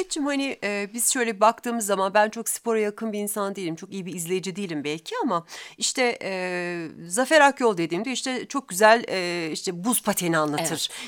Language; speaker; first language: Turkish; native; Turkish